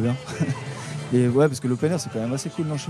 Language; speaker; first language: French; native; French